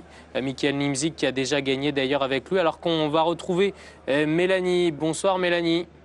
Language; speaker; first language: French; native; French